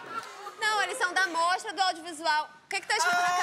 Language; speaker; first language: Portuguese; native; Portuguese